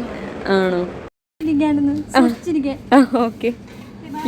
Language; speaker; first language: Malayalam; non-native, learner; Telugu